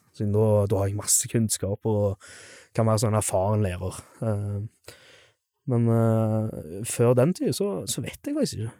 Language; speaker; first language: Norwegian; native; Norwegian